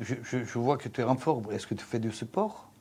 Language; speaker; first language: French; non-native, learner; Turkish